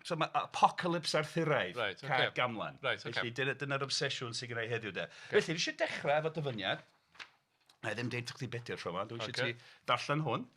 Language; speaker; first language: Welsh; native; Welsh